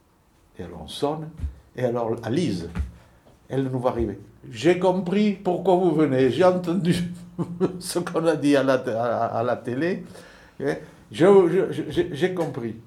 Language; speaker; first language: French; native; French